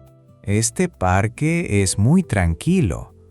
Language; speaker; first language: Spanish; non-native, learner; English